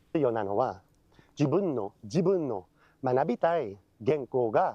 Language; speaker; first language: Japanese; non-native, learner; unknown